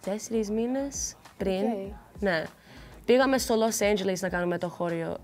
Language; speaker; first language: Greek; early bilingual, heritage; Greek